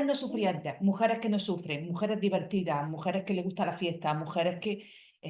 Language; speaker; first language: Spanish; native; Spanish